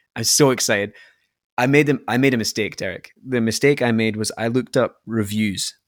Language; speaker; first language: English; native; English